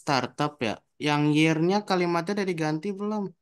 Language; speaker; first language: Indonesian; native; Indonesian